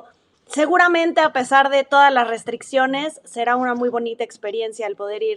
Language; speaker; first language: Spanish; native; Spanish